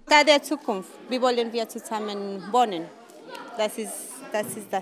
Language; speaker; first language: German; non-native, learner; Spanish